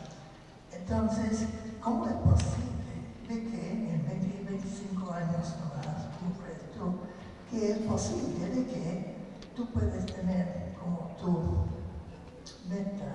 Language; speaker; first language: Spanish; non-native, fluent; English